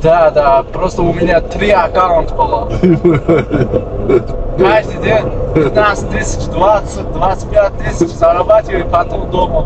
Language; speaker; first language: Russian; non-native, learner; Uzbek